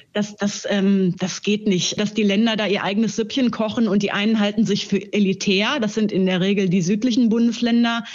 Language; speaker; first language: German; native; German